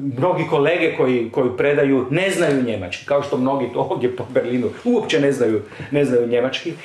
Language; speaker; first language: Croatian; native; Croatian